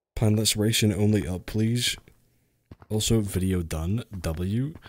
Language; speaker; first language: English; native; English